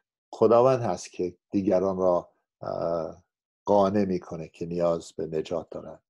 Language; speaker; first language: Persian; non-native, fluent; English